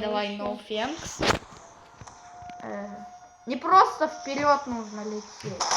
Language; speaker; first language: Russian; native; Russian